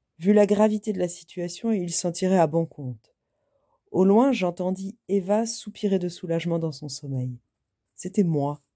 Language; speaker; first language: French; native; French